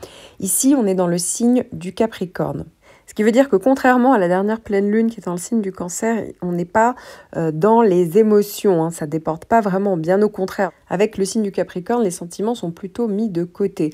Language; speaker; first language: French; native; French